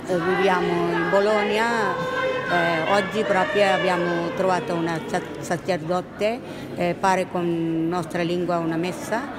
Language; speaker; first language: Italian; non-native, learner; Tamil